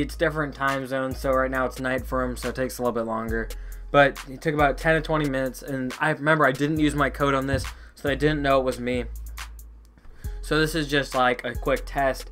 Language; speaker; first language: English; native; English